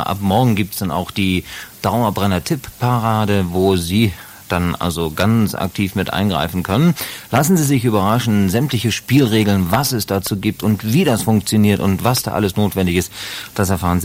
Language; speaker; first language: German; native; German